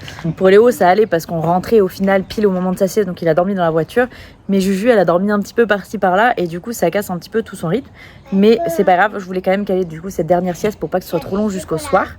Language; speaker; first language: French; native; French